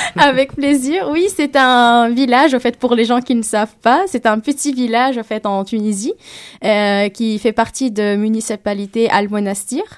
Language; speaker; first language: French; non-native, local second language; Arabic